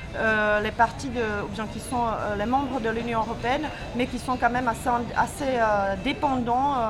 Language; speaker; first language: French; non-native, fluent; Czech